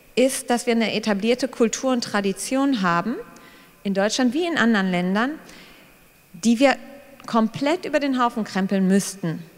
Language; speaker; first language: German; native; German